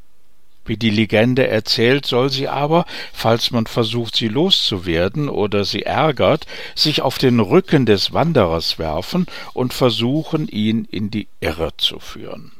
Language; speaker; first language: German; native; German